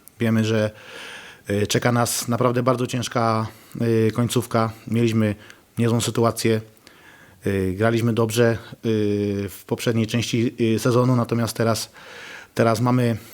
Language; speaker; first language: Polish; native; Polish